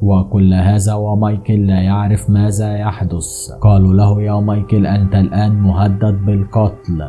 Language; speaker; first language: Arabic; native; Arabic